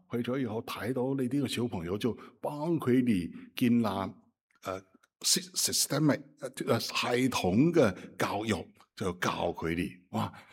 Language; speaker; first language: Cantonese; non-native, fluent; Chinese